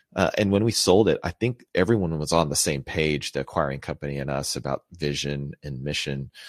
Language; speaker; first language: English; native; English